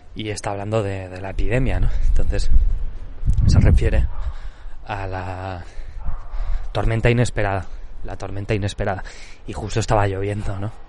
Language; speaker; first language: Spanish; non-native, local second language; Catalan